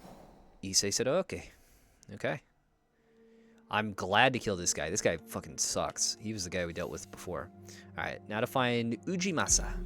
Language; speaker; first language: English; native; English